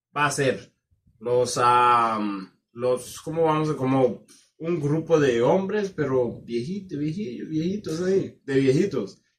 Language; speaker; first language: Spanish; non-native, fluent; Swahili